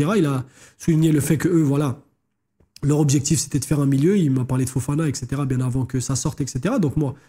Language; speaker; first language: French; native; French